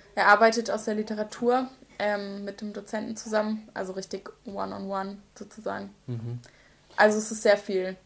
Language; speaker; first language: German; native; German